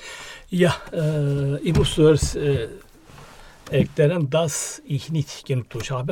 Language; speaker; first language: German; non-native, learner; Turkish